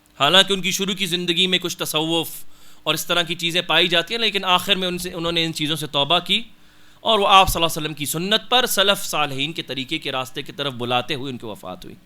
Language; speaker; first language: Urdu; non-native, local second language; Punjabi